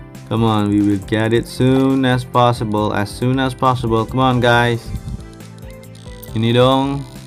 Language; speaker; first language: English; non-native, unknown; Indonesian